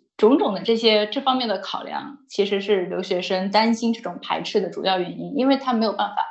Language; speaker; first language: Chinese; native; Chinese